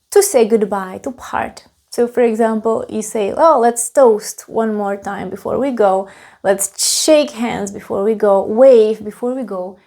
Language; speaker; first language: English; non-native, fluent; Czech